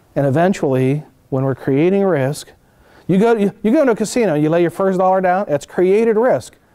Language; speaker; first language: English; native; English